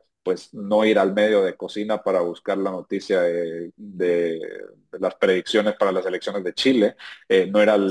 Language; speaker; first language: Spanish; native; Spanish